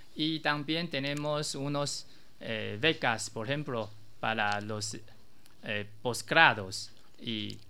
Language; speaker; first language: Spanish; non-native, learner; Chinese